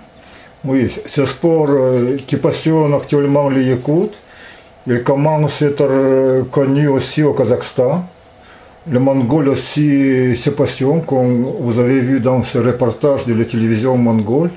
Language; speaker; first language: French; non-native, fluent; Russian